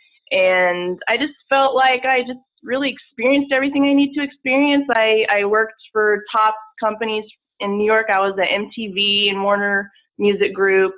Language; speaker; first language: English; native; English